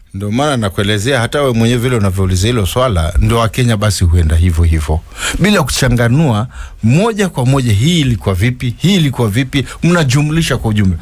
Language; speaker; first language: Swahili; non-native, local second language; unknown